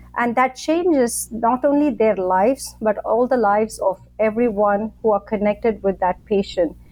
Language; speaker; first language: English; non-native, local second language; Tamil